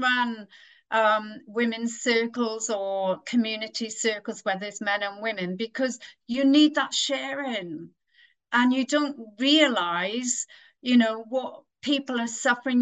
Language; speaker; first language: English; native; English